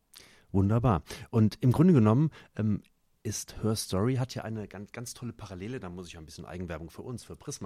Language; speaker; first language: German; native; German